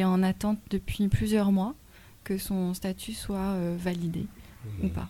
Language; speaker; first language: French; native; French